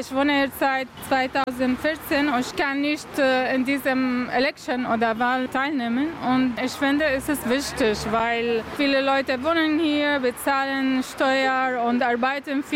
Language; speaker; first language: German; non-native, learner; Arabic